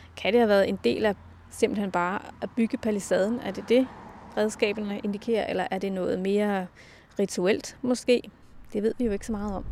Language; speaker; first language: Danish; native; Danish